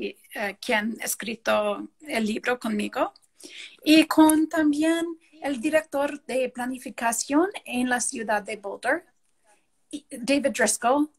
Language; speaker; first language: Spanish; non-native, fluent; English